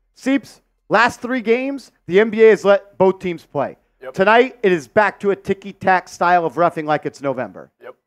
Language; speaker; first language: English; native; English